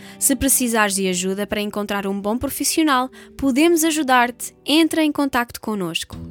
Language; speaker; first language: Portuguese; native; Portuguese